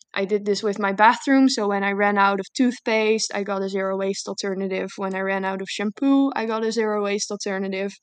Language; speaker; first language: English; non-native, fluent; Dutch